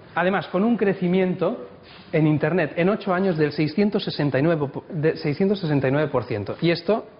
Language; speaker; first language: Spanish; non-native, local second language; Catalan